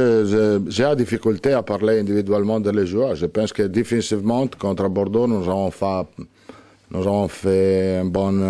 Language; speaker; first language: French; non-native, learner; Italian